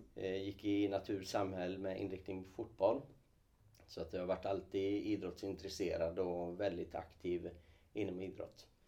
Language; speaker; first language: Swedish; early bilingual, other home language; Kurdish